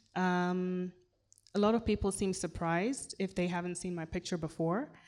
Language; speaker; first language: English; non-native, local second language; Swahili